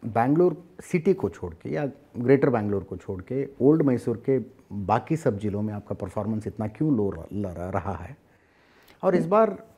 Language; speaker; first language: Hindi; non-native, local second language; Kannada